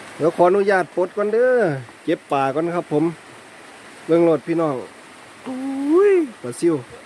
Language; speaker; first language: Thai; native; Thai